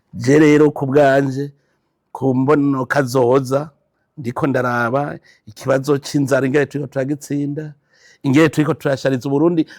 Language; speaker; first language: Rundi; native; Rundi